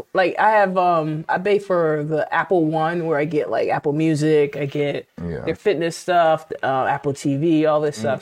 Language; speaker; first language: English; native; English